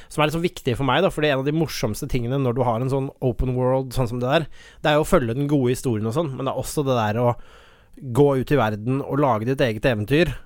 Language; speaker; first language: Norwegian; native; Norwegian